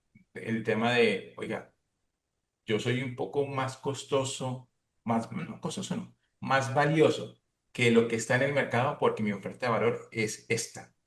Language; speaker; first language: Spanish; native; Spanish